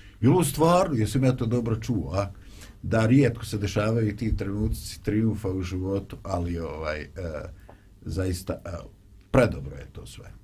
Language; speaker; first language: Bosnian; native; Bosnian